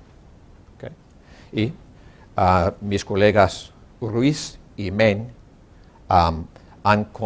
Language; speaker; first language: Spanish; non-native, learner; English